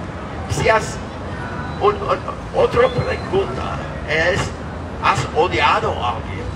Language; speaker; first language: Spanish; non-native, learner; English